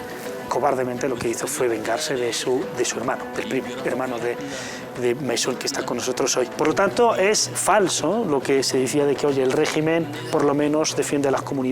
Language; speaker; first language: Spanish; native; Spanish